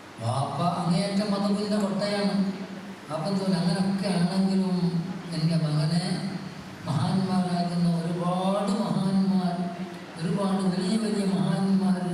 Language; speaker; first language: Malayalam; native; Malayalam